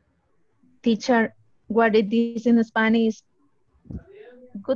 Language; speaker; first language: English; non-native, learner; Spanish